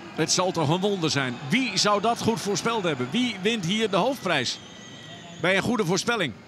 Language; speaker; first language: Dutch; native; Dutch